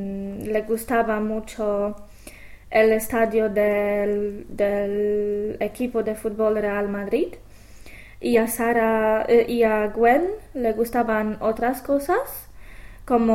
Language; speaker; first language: Spanish; non-native, fluent; English